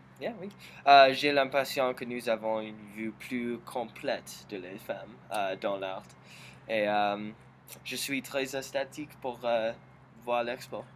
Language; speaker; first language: French; non-native, learner; English